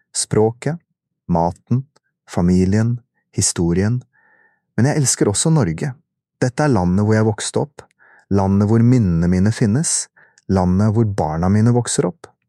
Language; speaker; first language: Norwegian; early bilingual, other home language; Urdu